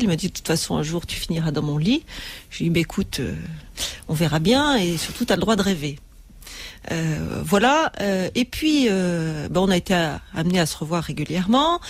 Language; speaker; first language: French; native; French